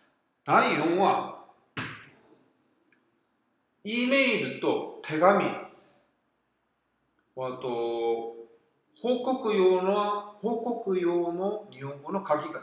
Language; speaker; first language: Japanese; non-native, fluent; Korean